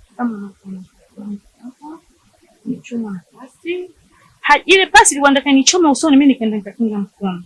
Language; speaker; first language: Swahili; native; Swahili